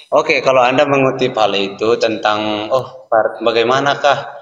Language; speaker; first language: Indonesian; native; Indonesian